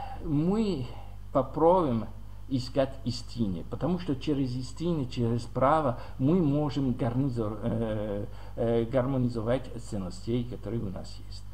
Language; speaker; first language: Russian; non-native, learner; French